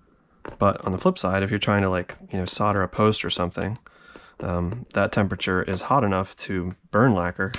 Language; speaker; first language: English; native; English